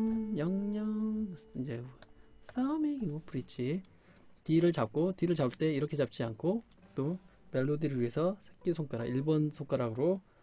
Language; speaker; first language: Korean; native; Korean